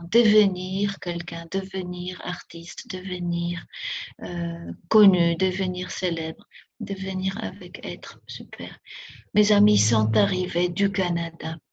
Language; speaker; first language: French; non-native, fluent; Spanish